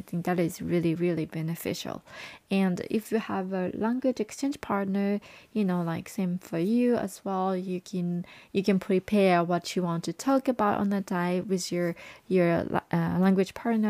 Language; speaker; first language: English; non-native, fluent; Japanese